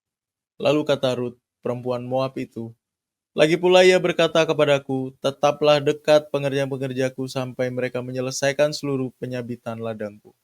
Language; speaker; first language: Indonesian; native; Indonesian